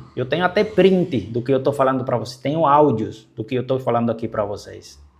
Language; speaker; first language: Portuguese; non-native, fluent; Spanish